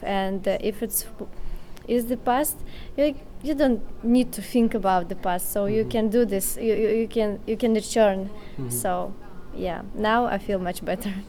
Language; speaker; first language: English; non-native, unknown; Russian